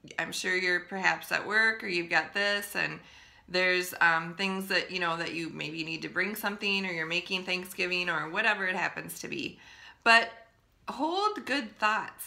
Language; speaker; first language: English; native; English